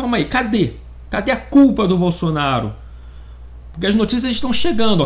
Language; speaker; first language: Portuguese; native; Portuguese